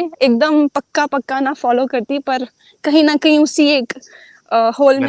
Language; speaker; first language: Hindi; native; Hindi